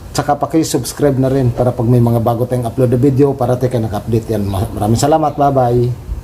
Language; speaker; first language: Filipino; non-native, local second language; Cebuano